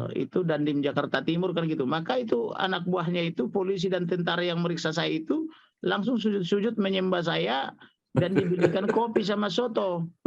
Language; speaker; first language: Indonesian; non-native, local second language; Batak Toba